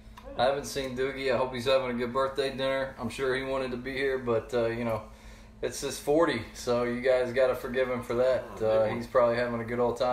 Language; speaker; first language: English; native; English